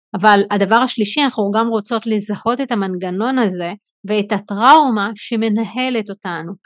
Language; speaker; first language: Hebrew; non-native, local second language; Arabic